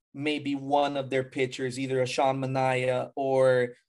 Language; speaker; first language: English; early bilingual, other home language; Spanish